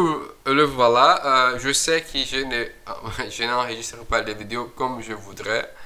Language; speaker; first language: French; non-native, fluent; Portuguese